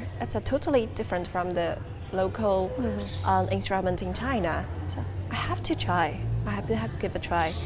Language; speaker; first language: English; non-native, learner; Chinese